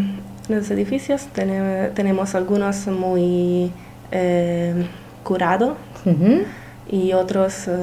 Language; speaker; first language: Spanish; non-native, learner; Italian